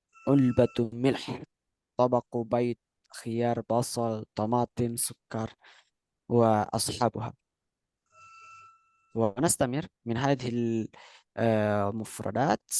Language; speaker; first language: Arabic; non-native, fluent; Indonesian